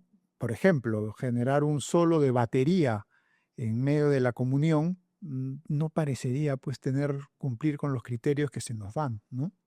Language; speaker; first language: Spanish; native; Spanish